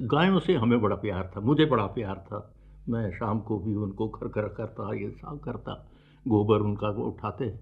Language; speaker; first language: Hindi; native; Hindi